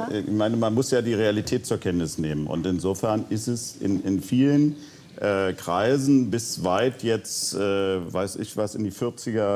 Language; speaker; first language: German; native; German